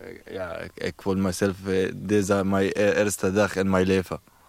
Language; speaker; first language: Dutch; non-native, learner; Arabic